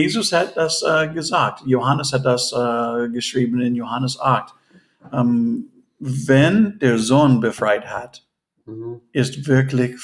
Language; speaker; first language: German; non-native, fluent; English